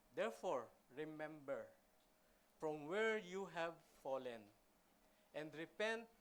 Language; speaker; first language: English; non-native, local second language; Filipino